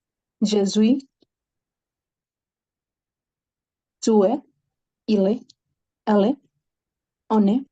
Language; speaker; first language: French; non-native, learner; Spanish